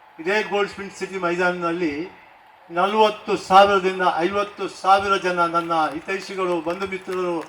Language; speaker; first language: Kannada; non-native, local second language; Tulu